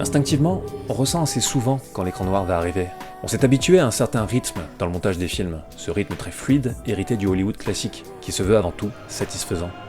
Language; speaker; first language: French; native; French